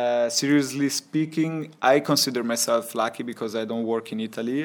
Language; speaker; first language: English; non-native, learner; Italian